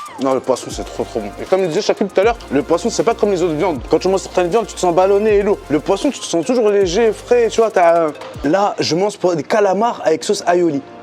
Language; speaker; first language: French; early bilingual, other home language; Riffian